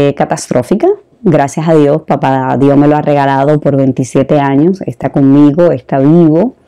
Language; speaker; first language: Spanish; native; Spanish